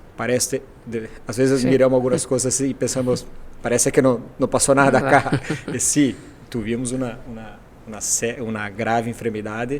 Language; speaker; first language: Spanish; non-native, fluent; Portuguese